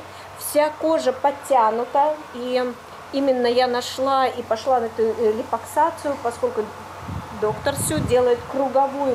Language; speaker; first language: Russian; native; Russian